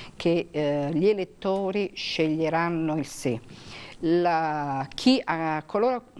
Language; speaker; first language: Italian; native; Italian